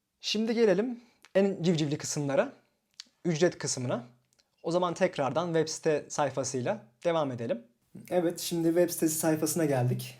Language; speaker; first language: Turkish; native; Turkish